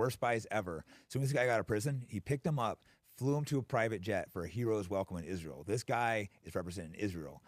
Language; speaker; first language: English; native; English